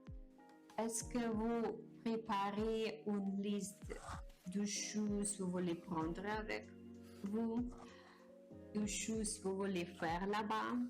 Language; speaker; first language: French; non-native, learner; Japanese